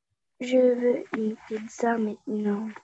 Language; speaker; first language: French; non-native, learner; Russian